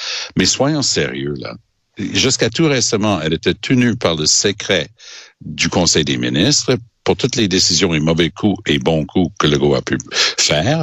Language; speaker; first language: French; native; French